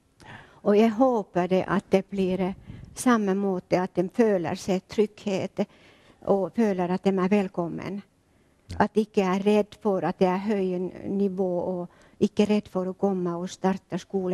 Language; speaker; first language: Swedish; non-native, learner; Finnish